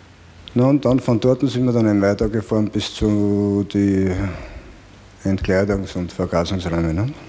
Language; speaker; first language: German; native; German